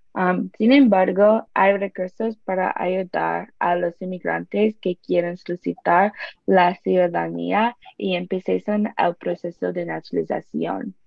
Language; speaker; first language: Spanish; non-native, learner; English